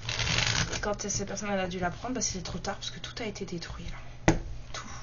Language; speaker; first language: French; native; French